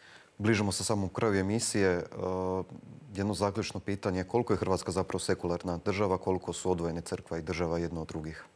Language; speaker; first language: Croatian; native; Croatian